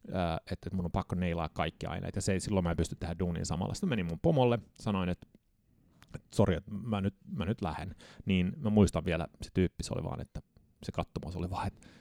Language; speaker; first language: Finnish; early bilingual, heritage; Finnish